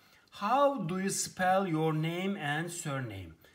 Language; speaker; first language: English; non-native, fluent; Turkish